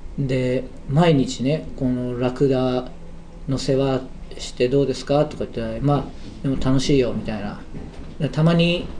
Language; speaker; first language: Japanese; native; Japanese